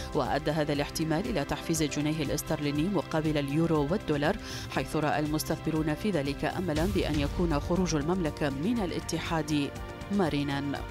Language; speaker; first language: Arabic; native; Arabic